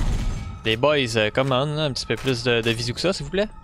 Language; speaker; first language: French; native; French